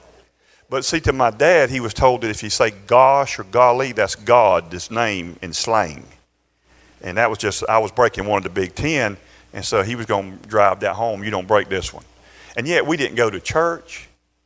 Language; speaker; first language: English; native; English